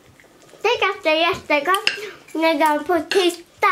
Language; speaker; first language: Swedish; early bilingual, other home language; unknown